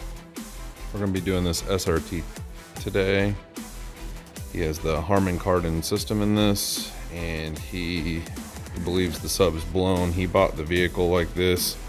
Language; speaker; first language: English; native; English